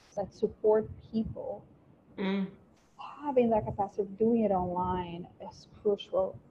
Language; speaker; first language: English; non-native, fluent; Portuguese